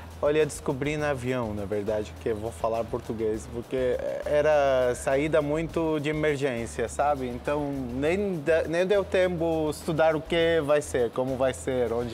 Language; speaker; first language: Portuguese; non-native, fluent; Arabic